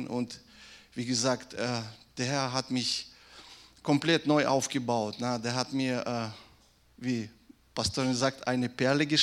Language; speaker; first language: German; non-native, fluent; Russian